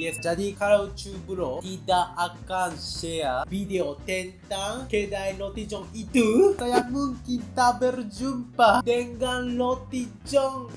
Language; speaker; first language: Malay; non-native, learner; Japanese